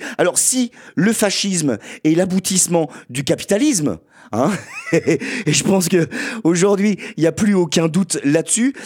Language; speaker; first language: French; native; French